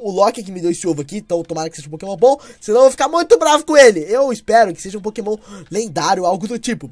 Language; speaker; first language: Portuguese; native; Portuguese